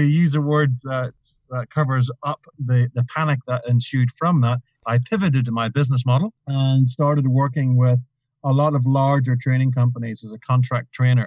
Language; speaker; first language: English; native; English